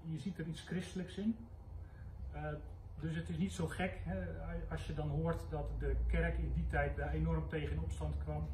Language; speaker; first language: Dutch; native; Dutch